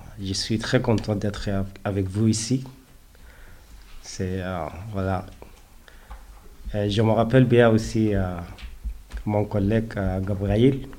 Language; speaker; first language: French; non-native, learner; Arabic